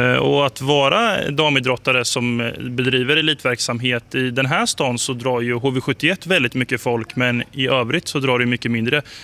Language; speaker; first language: Swedish; native; Swedish